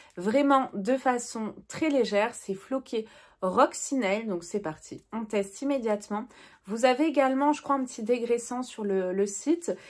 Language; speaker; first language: French; native; French